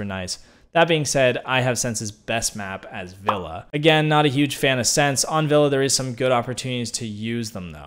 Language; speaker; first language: English; native; English